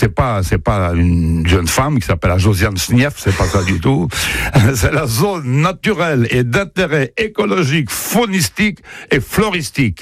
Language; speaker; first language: French; native; French